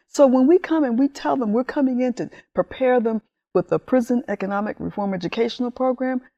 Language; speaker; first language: English; early bilingual, other home language; Spanish